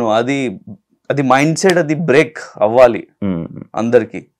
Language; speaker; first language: Telugu; non-native, learner; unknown